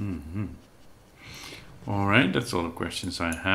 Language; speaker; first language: English; native; English